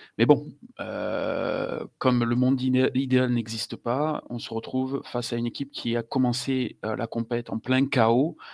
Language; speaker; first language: French; native; French